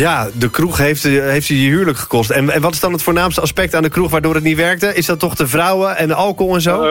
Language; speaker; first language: Dutch; native; Dutch